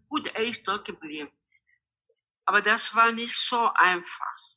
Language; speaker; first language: German; non-native, local second language; Spanish